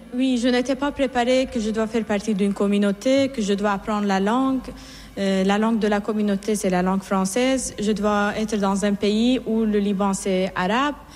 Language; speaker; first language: French; non-native, fluent; Persian